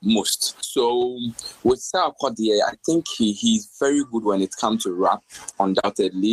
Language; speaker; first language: English; non-native, local second language; Akan